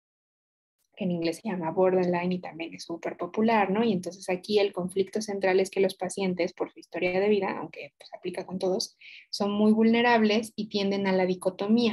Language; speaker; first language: Spanish; native; Spanish